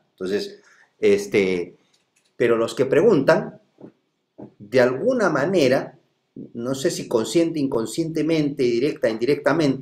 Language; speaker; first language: Spanish; native; Spanish